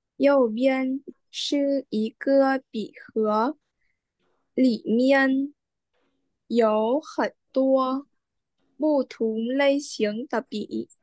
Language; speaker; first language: Chinese; non-native, learner; Vietnamese